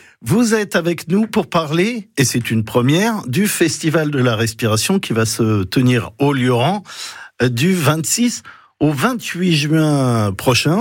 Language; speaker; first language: French; native; French